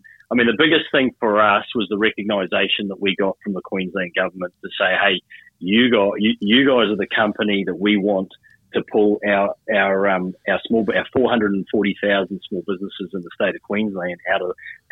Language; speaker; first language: English; native; English